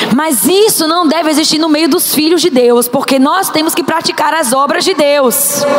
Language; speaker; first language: Portuguese; native; Portuguese